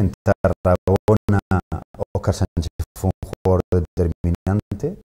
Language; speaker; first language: Spanish; native; Spanish